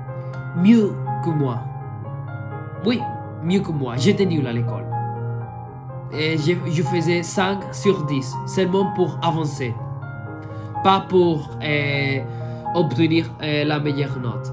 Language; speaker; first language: French; non-native, fluent; Spanish